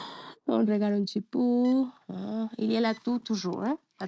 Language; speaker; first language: French; non-native, learner; Spanish